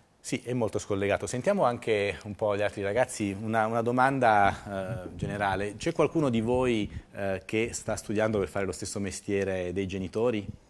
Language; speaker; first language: Italian; native; Italian